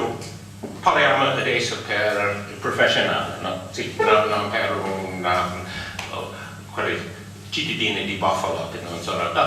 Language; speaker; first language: Italian; non-native, fluent; English